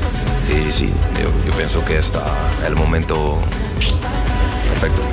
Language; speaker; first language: Spanish; non-native, learner; French